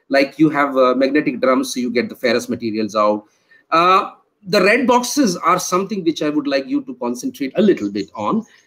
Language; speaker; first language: English; non-native, local second language; Hindi